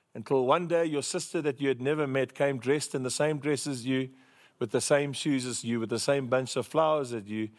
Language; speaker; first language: English; native; English